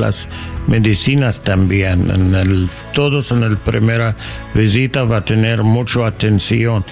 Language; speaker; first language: Spanish; non-native, learner; English